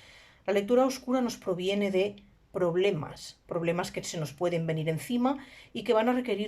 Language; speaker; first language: Spanish; native; Spanish